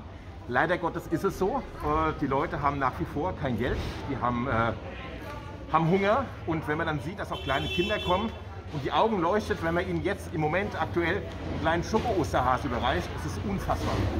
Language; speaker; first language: German; native; German